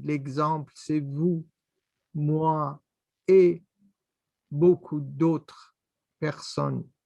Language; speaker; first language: French; non-native, fluent; Persian